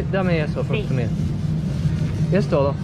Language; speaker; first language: Spanish; non-native, fluent; English